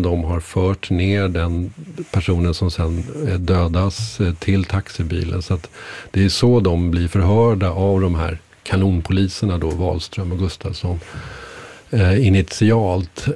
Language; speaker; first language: Swedish; native; Swedish